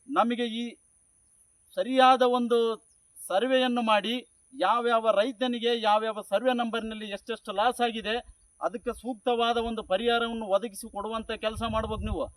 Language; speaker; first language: Kannada; native; Kannada